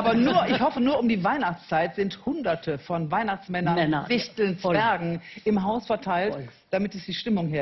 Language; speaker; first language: German; native; German